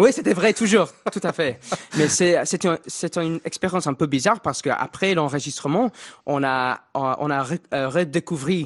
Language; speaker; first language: French; non-native, fluent; English